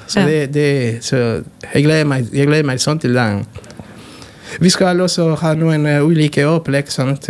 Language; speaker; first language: Norwegian; non-native, fluent; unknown